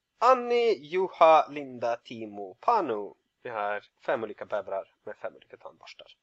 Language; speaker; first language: Swedish; non-native, fluent; Russian